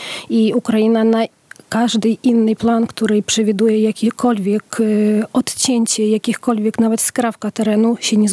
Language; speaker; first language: Polish; non-native, fluent; Ukrainian